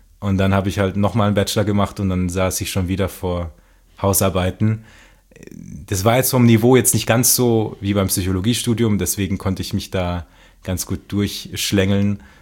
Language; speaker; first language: German; native; German